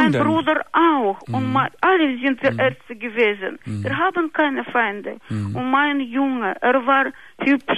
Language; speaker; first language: German; non-native, local second language; Russian